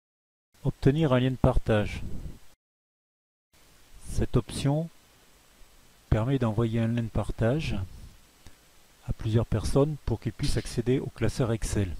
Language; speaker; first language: French; native; French